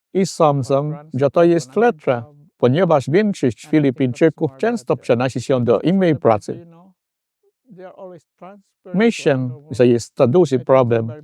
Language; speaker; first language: Polish; non-native, fluent; Filipino